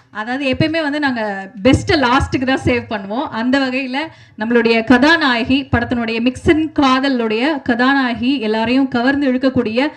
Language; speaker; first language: Tamil; native; Tamil